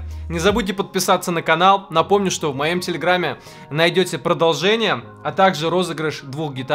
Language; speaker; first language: Russian; native; Russian